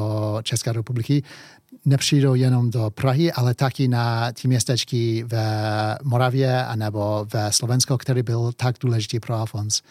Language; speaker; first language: Czech; early bilingual, heritage; English